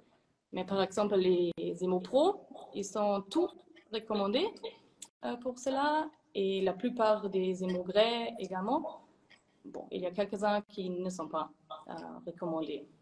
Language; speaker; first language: French; non-native, fluent; German